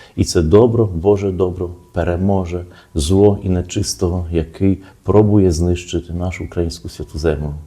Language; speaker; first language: Ukrainian; early bilingual, heritage; Ukrainian